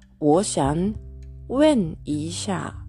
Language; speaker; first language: Chinese; non-native, learner; Japanese